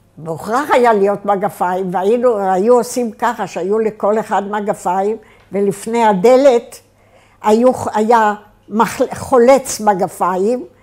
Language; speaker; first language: Hebrew; native; Hebrew